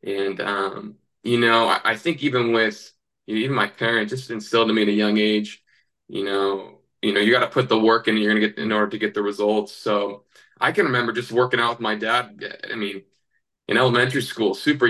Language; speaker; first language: English; native; English